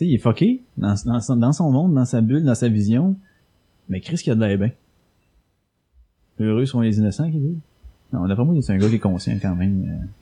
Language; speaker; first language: French; native; French